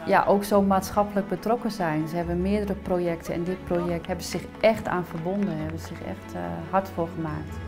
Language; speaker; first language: Dutch; native; Dutch